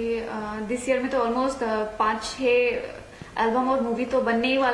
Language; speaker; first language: Hindi; non-native, local second language; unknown